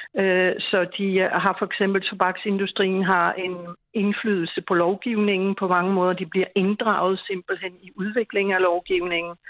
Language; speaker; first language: Danish; native; Danish